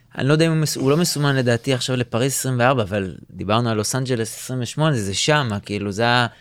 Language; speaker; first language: Hebrew; native; Hebrew